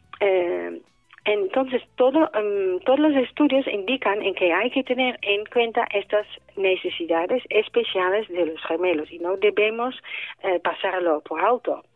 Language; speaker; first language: Spanish; non-native, fluent; Dutch